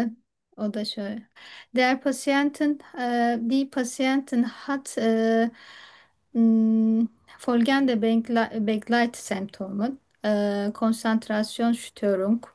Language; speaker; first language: German; non-native, learner; Turkish